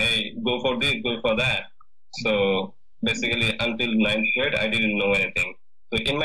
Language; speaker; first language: English; non-native, learner; Bangla